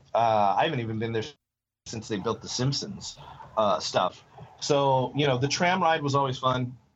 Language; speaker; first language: English; native; English